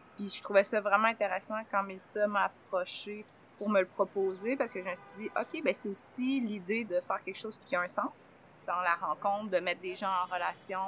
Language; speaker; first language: French; native; French